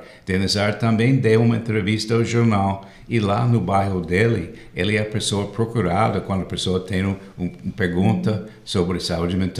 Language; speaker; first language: Portuguese; non-native, fluent; English